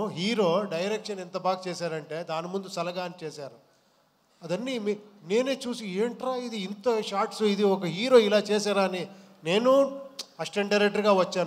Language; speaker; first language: Telugu; non-native, local second language; Kannada